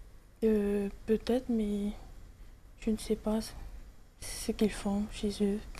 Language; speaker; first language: French; non-native, local second language; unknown